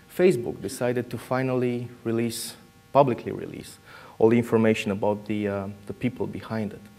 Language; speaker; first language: English; non-native, fluent; Romanian